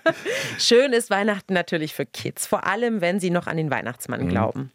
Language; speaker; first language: German; native; German